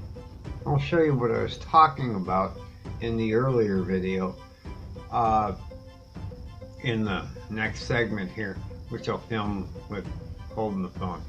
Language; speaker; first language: English; native; English